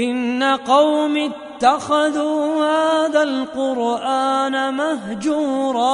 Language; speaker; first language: Arabic; native; Arabic